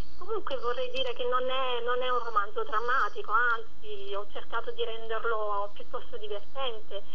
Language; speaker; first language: Italian; native; Italian